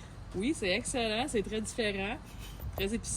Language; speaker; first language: French; native; French